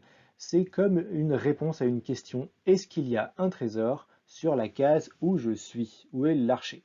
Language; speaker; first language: French; native; French